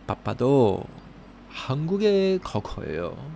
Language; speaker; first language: Korean; non-native, learner; English